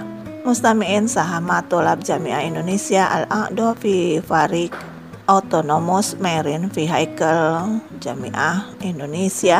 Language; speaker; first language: Arabic; non-native, learner; Indonesian